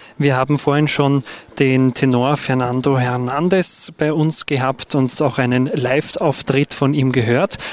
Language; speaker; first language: German; native; German